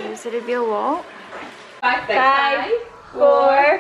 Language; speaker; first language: English; native; English